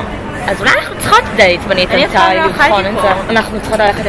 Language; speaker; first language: Hebrew; native; Hebrew